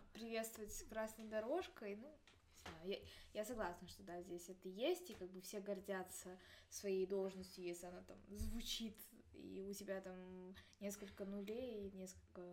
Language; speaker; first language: Russian; native; Russian